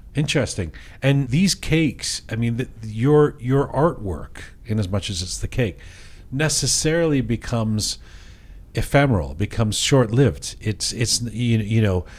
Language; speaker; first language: English; native; English